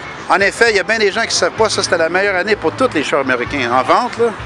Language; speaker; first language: French; non-native, local second language; English